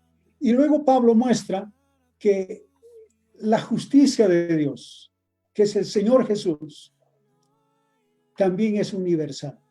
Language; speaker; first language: Spanish; native; Spanish